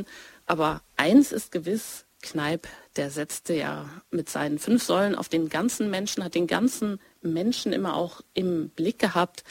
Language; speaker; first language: German; native; German